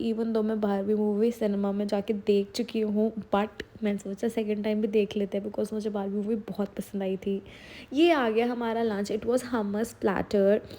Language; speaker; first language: Hindi; native; Hindi